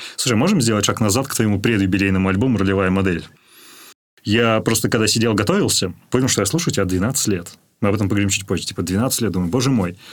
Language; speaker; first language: Russian; native; Russian